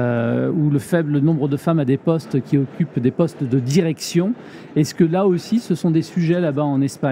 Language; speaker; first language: French; native; French